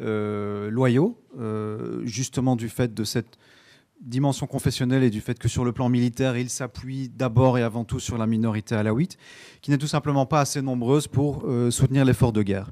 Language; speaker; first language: French; native; French